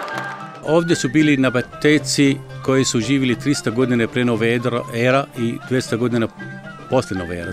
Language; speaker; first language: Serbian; non-native, learner; Arabic